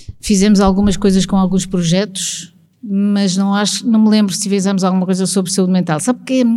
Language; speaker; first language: Portuguese; native; Portuguese